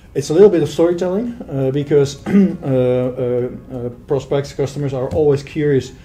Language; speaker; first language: English; non-native, fluent; Dutch